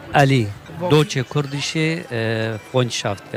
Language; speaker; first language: German; non-native, learner; Kurdish